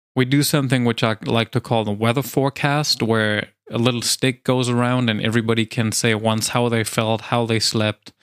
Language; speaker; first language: English; non-native, fluent; German